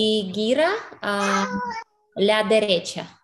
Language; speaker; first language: Spanish; non-native, learner; English